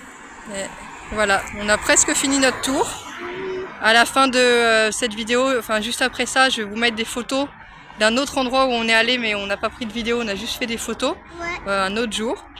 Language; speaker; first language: French; native; French